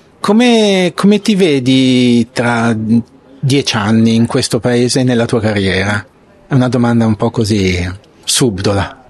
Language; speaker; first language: Italian; native; Italian